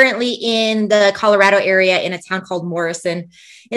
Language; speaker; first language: English; native; English